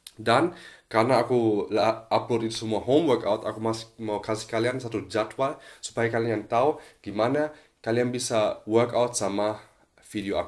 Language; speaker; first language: Indonesian; non-native, fluent; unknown